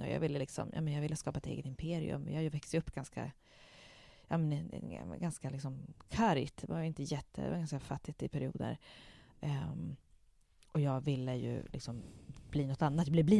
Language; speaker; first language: Swedish; native; Swedish